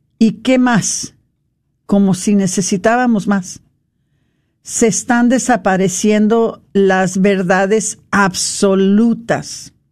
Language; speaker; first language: Spanish; non-native, fluent; English